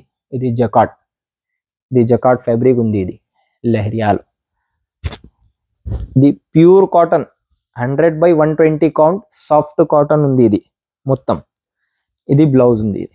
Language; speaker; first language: Telugu; non-native, local second language; Urdu